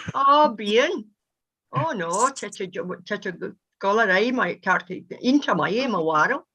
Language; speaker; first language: Irish; non-native, local second language; English